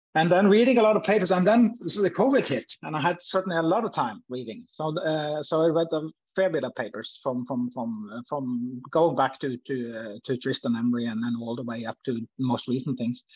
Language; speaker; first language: English; non-native, fluent; Norwegian